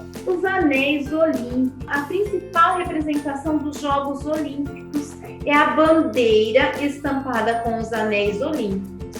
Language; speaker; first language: Portuguese; native; Portuguese